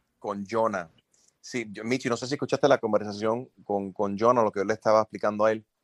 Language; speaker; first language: Spanish; early bilingual, heritage; Spanish